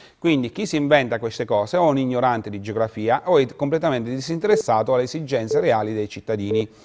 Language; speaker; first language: Italian; native; Italian